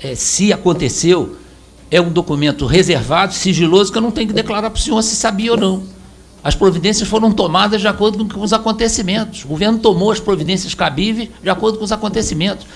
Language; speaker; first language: Portuguese; native; Portuguese